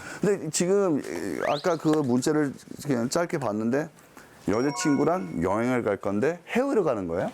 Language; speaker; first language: Korean; early bilingual, heritage; Korean